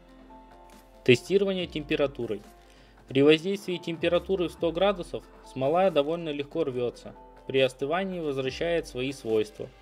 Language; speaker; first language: Russian; native; Russian